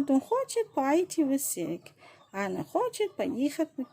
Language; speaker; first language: Russian; non-native, fluent; Indonesian